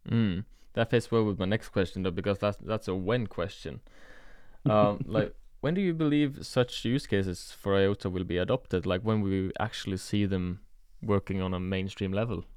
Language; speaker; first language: English; non-native, fluent; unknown